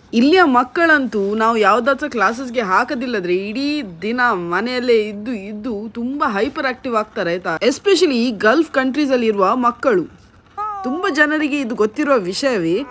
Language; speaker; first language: Kannada; native; Kannada